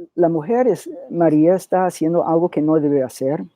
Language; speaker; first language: Spanish; early bilingual, other home language; English